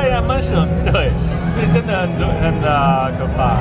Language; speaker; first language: Chinese; non-native, fluent; German